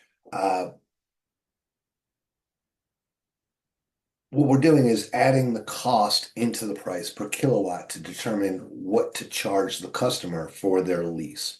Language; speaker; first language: English; native; English